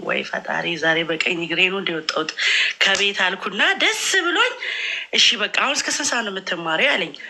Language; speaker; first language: Amharic; native; Amharic